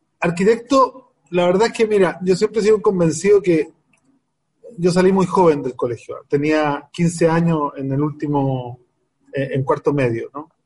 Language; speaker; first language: Spanish; native; Spanish